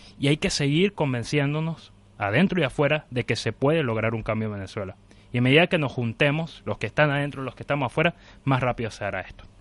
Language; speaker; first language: Spanish; native; Spanish